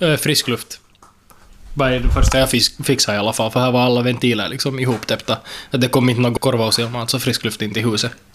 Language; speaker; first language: Swedish; native; Swedish